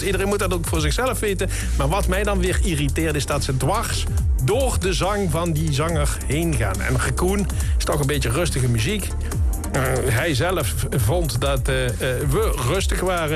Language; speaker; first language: Dutch; native; Dutch